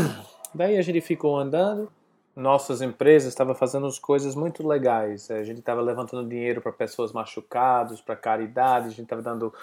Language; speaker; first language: Portuguese; non-native, fluent; English